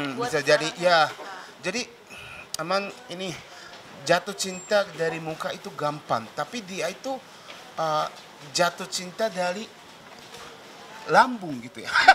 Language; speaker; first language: Indonesian; non-native, fluent; Japanese